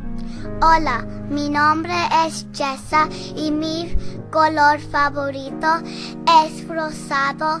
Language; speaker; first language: Spanish; non-native, learner; English